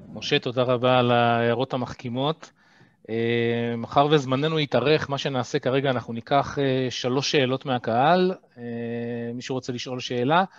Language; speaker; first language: Hebrew; native; Hebrew